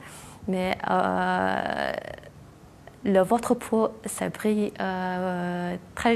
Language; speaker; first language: French; non-native, learner; Mongolian